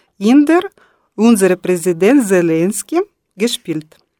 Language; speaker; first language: German; non-native, learner; Ukrainian